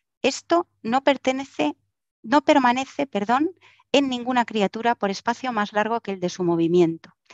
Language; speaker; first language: Spanish; native; Spanish